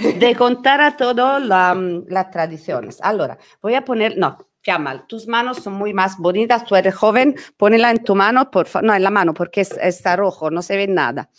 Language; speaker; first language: Spanish; non-native, learner; Italian